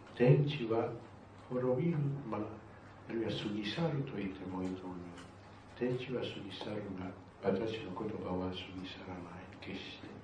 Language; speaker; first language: Japanese; non-native, fluent; Spanish